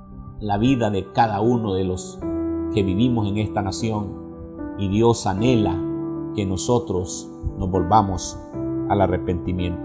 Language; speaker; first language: Spanish; native; Spanish